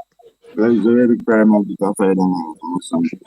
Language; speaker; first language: French; non-native, local second language; Wolof